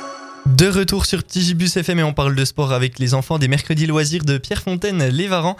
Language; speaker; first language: French; native; French